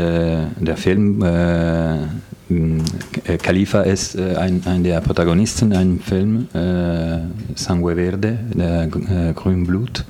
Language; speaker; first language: German; non-native, fluent; Italian